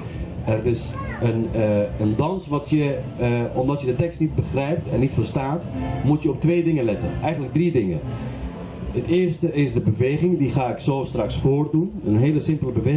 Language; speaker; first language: Dutch; non-native, fluent; Arabic